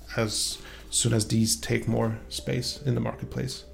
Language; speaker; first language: English; non-native, fluent; Swedish